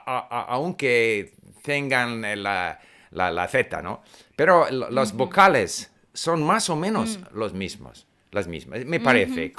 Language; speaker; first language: Spanish; non-native, fluent; English